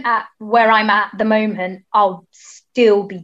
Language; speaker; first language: English; native; English